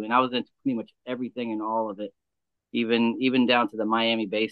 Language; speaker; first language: English; native; English